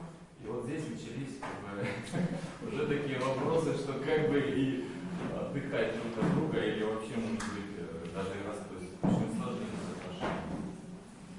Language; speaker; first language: Russian; native; Russian